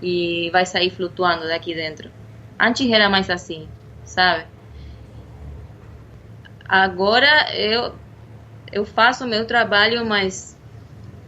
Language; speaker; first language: Portuguese; non-native, fluent; Spanish